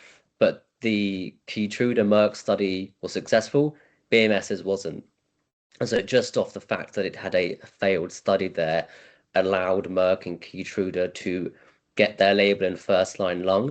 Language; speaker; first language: English; native; English